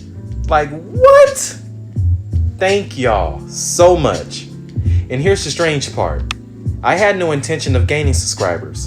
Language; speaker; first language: English; native; English